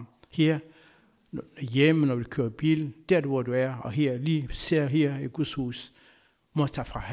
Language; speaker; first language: Danish; non-native, fluent; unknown